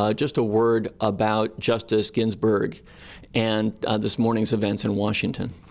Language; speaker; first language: English; native; English